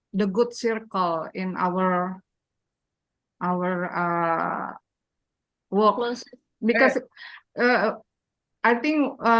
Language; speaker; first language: English; non-native, learner; Indonesian